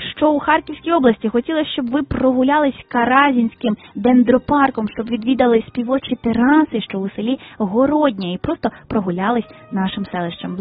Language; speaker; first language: Ukrainian; native; Ukrainian